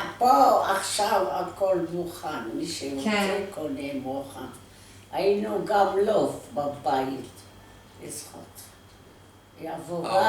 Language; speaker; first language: Hebrew; non-native, learner; Arabic